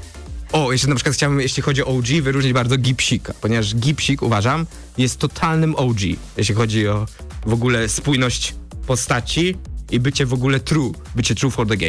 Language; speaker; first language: Polish; native; Polish